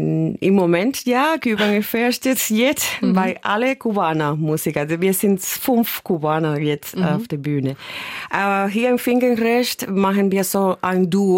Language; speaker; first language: German; non-native, learner; Spanish